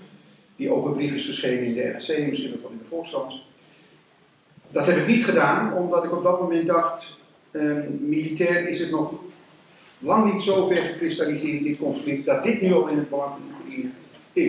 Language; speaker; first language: Dutch; native; Dutch